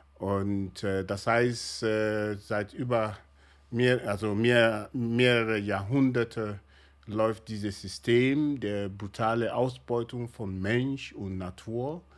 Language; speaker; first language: German; non-native, fluent; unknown